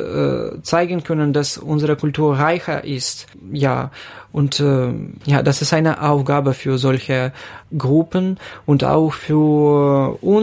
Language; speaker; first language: German; non-native, fluent; Ukrainian